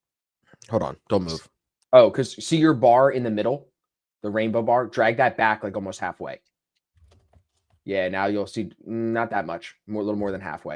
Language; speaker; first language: English; native; English